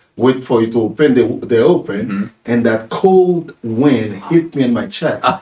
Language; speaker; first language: English; non-native, fluent; Haitian Creole